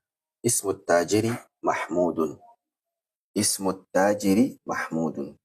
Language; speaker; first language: Arabic; non-native, fluent; Yoruba